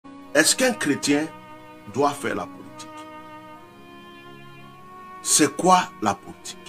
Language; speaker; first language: French; non-native, local second language; Baoulé